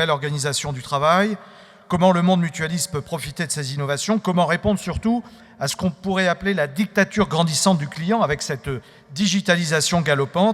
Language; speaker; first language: French; native; French